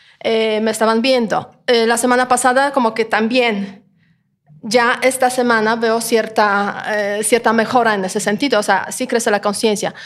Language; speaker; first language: Spanish; non-native, fluent; Polish